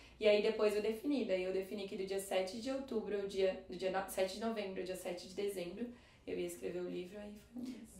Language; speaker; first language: Portuguese; native; Portuguese